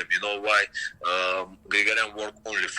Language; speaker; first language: English; non-native, learner; Russian